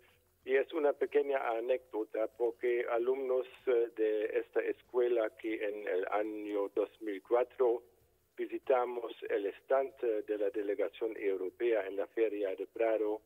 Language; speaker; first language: Spanish; non-native, fluent; German